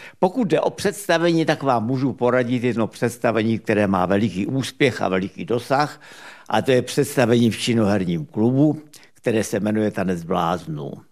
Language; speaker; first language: Czech; native; Czech